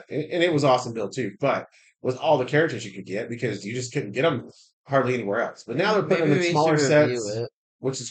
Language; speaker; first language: English; native; English